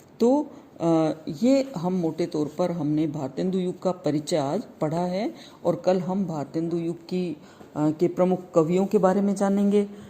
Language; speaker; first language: Hindi; native; Hindi